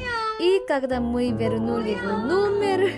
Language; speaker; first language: Russian; non-native, fluent; Korean